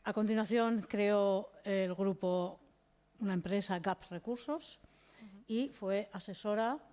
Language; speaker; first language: Spanish; native; Spanish